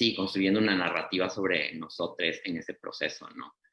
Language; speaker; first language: Spanish; native; Spanish